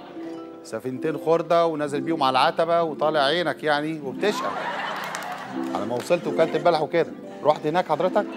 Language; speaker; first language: Arabic; native; Arabic